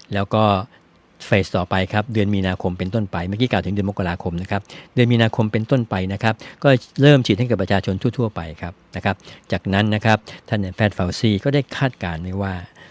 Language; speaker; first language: Thai; native; Thai